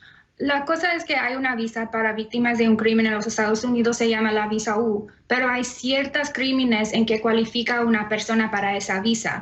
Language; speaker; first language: Spanish; early bilingual, heritage; Spanish